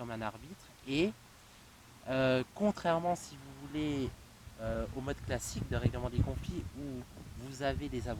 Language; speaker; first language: French; native; French